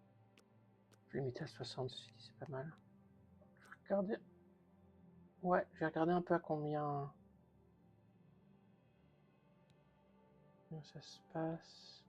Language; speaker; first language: French; native; French